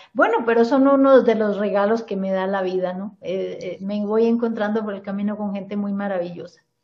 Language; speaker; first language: Spanish; native; Spanish